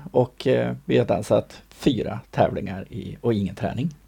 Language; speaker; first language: Swedish; native; Swedish